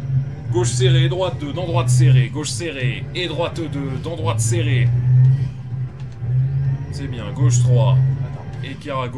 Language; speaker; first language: French; native; French